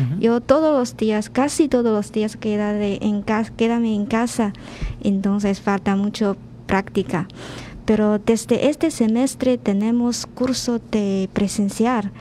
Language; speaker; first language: Spanish; non-native, learner; Chinese